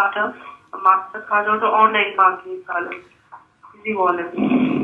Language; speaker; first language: German; non-native, learner; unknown